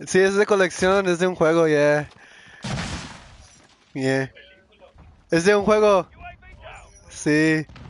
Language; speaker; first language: Spanish; early bilingual, other home language; English